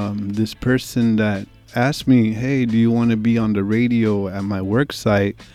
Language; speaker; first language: English; early bilingual, other home language; Spanish